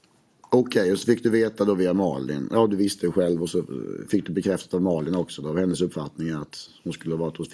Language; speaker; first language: Swedish; native; Swedish